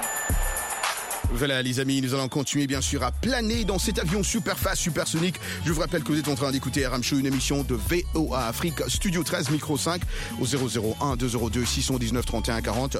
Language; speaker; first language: French; non-native, local second language; Lingala